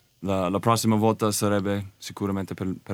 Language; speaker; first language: Italian; non-native, learner; English